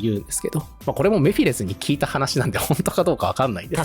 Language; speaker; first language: Japanese; native; Japanese